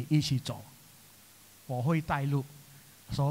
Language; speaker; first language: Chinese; non-native, local second language; English